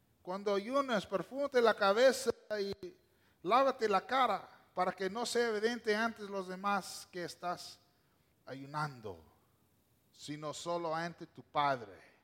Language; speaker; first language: Spanish; non-native, local second language; English